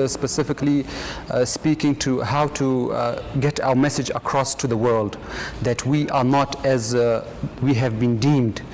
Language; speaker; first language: English; non-native, fluent; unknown